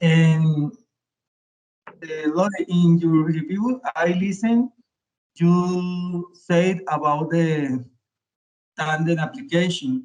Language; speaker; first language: English; non-native, learner; Spanish